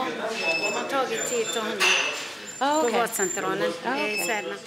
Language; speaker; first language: Swedish; non-native, learner; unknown